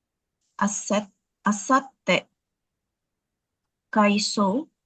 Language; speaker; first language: Japanese; non-native, learner; Indonesian